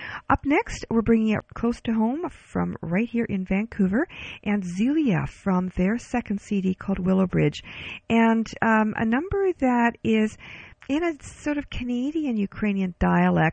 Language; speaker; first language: English; early bilingual, other home language; Ukrainian